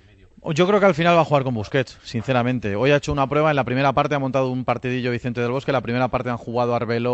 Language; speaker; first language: Spanish; native; Spanish